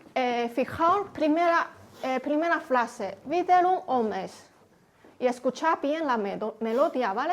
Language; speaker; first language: Spanish; non-native, fluent; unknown